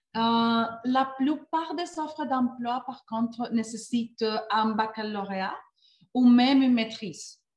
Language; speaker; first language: French; non-native, fluent; Spanish